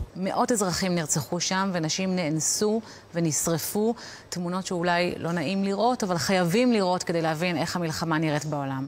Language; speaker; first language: Hebrew; native; Hebrew